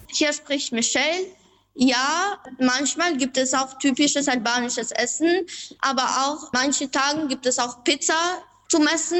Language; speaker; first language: German; non-native, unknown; Albanian